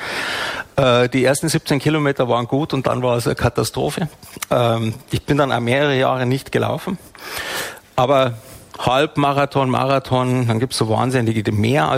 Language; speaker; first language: German; native; German